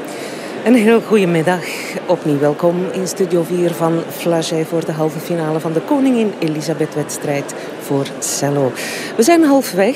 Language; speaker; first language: Dutch; native; Dutch